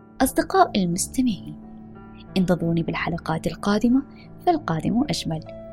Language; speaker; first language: Arabic; native; Arabic